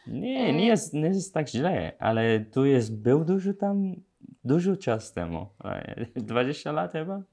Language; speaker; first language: Polish; non-native, learner; Arabic